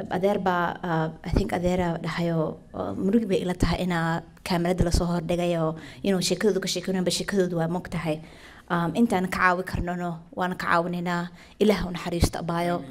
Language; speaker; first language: Somali; early bilingual, heritage; Somali